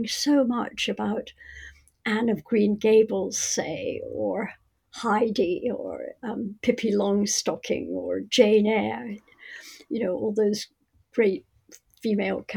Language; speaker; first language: English; native; English